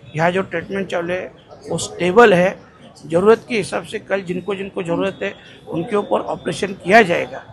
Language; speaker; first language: Hindi; non-native, local second language; Marathi